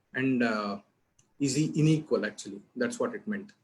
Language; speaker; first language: English; non-native, local second language; Telugu